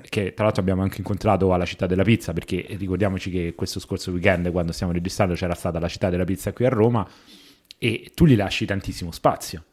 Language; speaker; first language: Italian; native; Italian